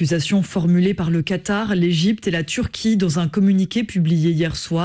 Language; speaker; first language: French; native; French